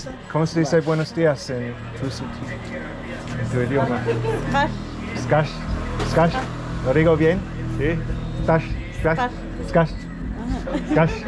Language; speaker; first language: Spanish; non-native, learner; English